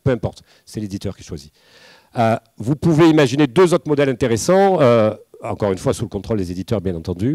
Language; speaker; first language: French; native; French